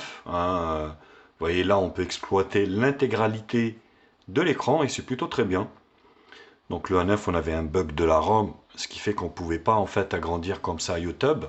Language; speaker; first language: French; native; French